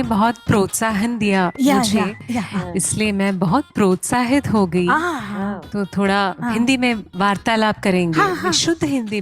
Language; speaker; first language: Hindi; non-native, fluent; Malayalam